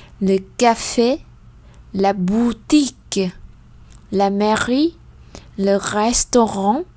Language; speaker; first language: French; non-native, fluent; Vietnamese